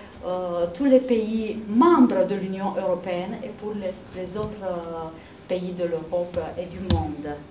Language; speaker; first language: French; non-native, fluent; Italian